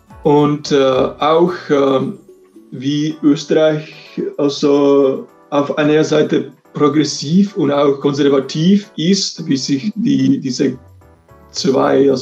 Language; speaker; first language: German; non-native, fluent; Czech